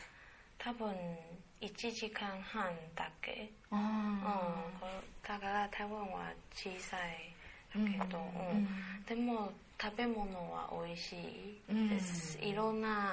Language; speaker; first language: Japanese; non-native, learner; Chinese